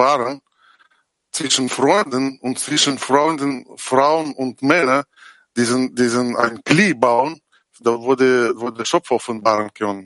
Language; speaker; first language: German; non-native, learner; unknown